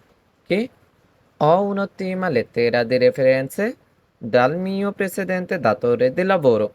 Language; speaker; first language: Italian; non-native, fluent; Bangla